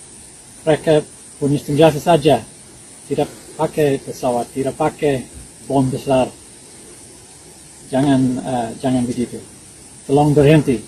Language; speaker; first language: Indonesian; non-native, learner; English